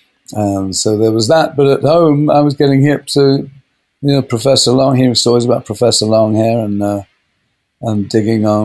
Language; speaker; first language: English; native; English